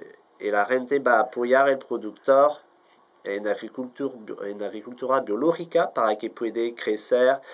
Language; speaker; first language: Spanish; non-native, fluent; French